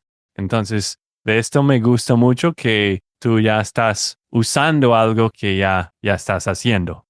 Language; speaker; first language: Spanish; non-native, fluent; English